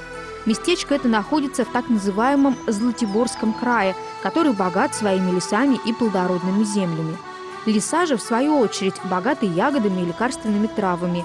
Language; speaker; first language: Russian; native; Russian